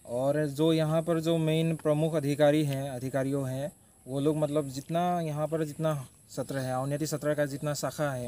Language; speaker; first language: Hindi; non-native, local second language; Assamese